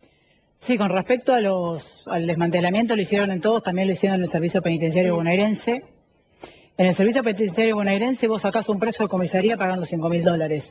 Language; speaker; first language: Spanish; native; Spanish